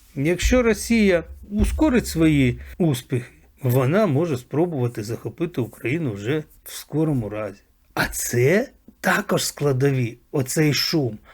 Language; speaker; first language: Ukrainian; native; Ukrainian